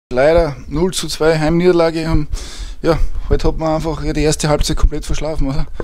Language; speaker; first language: German; native; German